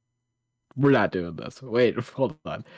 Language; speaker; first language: English; native; English